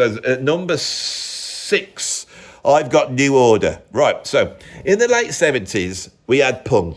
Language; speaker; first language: English; native; English